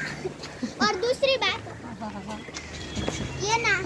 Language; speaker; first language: Hindi; non-native, local second language; Gujarati